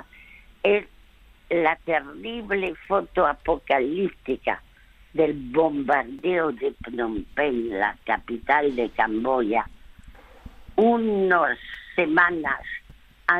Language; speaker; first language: Spanish; early bilingual, other home language; French